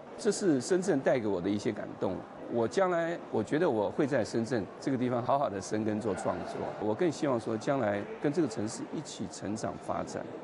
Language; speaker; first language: Chinese; native; Chinese